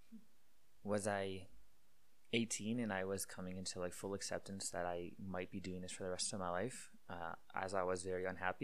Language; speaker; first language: English; native; English